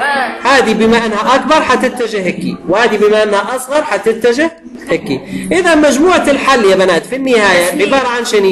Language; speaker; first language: Arabic; native; Arabic